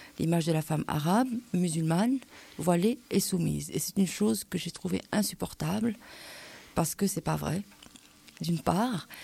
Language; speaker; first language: French; non-native, local second language; Arabic